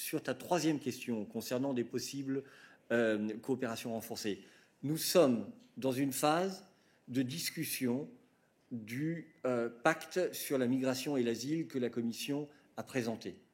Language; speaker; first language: French; native; French